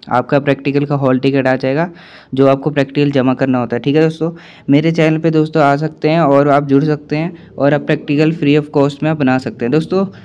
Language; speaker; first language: Hindi; native; Hindi